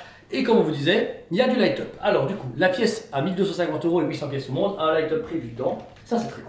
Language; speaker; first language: French; native; French